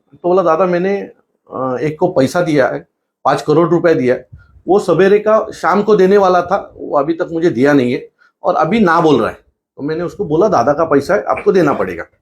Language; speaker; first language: Hindi; non-native, local second language; Marathi